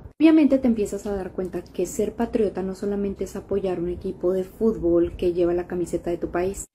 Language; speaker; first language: Spanish; native; Spanish